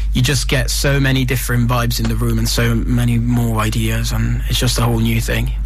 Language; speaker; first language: English; non-native, fluent; Italian